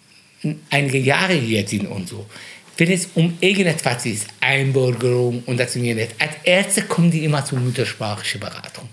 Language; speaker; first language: German; non-native, fluent; Persian